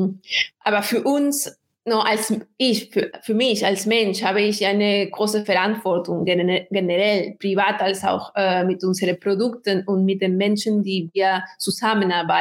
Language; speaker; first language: German; non-native, fluent; Spanish